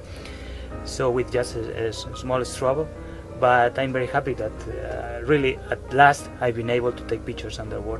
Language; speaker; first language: English; non-native, fluent; Spanish